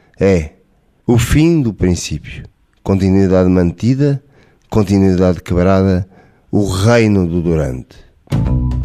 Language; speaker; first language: Portuguese; native; Portuguese